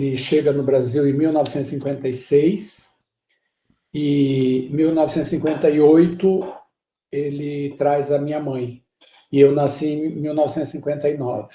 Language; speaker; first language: Portuguese; early bilingual, other home language; Guarani